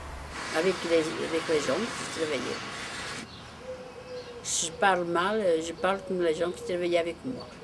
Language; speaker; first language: French; non-native, learner; Portuguese